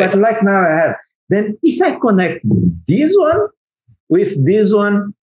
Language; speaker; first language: English; non-native, learner; Portuguese